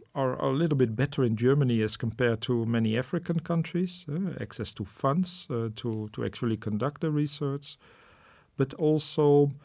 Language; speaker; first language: English; non-native, fluent; Dutch